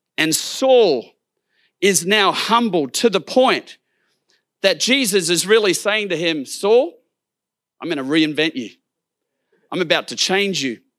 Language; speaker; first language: English; native; English